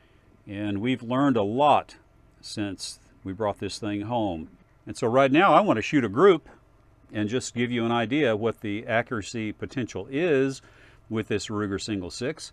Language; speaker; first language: English; native; English